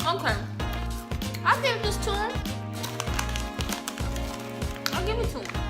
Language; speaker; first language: English; native; English